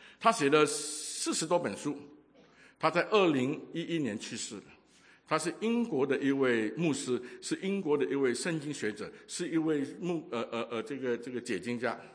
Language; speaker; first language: Chinese; non-native, local second language; Cantonese